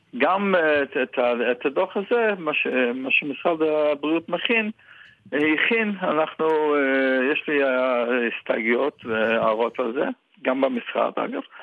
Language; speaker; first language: Hebrew; non-native, fluent; Yiddish